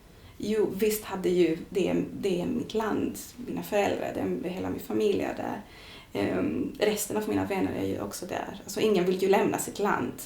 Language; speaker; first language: Swedish; non-native, fluent; Greek